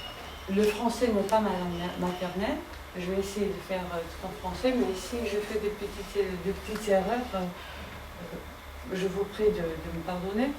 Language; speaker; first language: French; non-native, fluent; Dutch